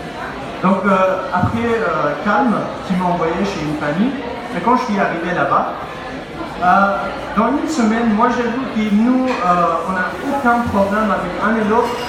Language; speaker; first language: French; non-native, learner; Pashto